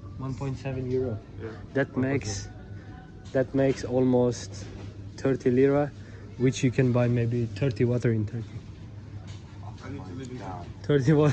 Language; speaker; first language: English; non-native, learner; Turkish